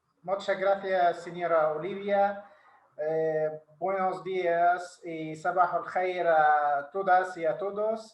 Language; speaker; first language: Spanish; non-native, fluent; Arabic